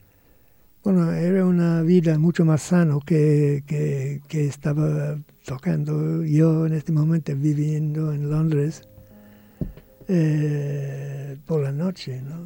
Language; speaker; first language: Spanish; non-native, learner; English